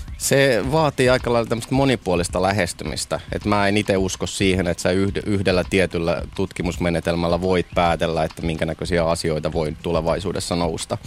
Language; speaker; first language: Finnish; native; Finnish